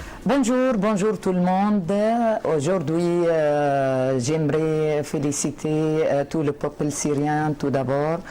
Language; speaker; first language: French; non-native, fluent; Arabic